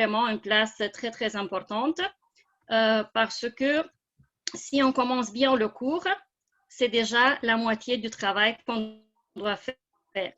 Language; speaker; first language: French; non-native, fluent; Lithuanian